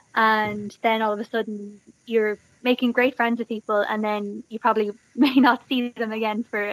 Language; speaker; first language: English; native; English